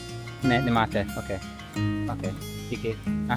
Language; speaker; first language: Czech; non-native, learner; English